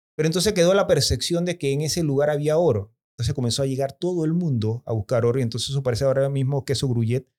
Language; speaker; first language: Spanish; native; Spanish